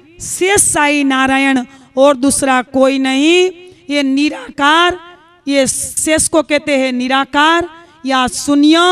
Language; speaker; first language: Hindi; non-native, local second language; Gujarati